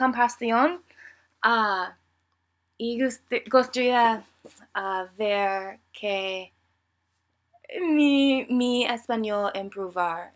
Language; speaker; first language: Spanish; non-native, learner; English